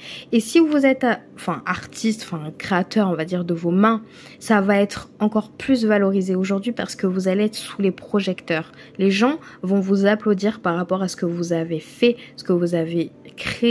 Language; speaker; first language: French; native; French